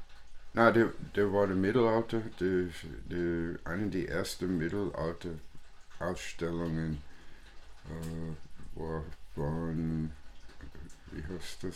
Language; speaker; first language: German; non-native, fluent; English